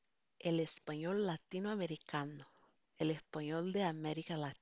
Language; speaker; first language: Spanish; non-native, fluent; Norwegian